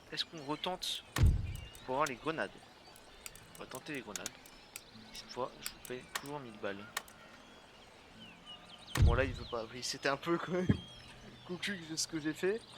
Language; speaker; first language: French; native; French